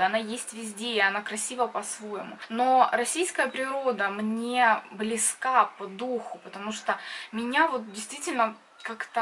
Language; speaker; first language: Russian; native; Russian